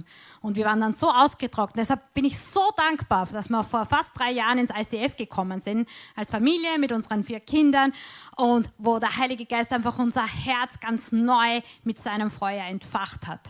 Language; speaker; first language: German; non-native, fluent; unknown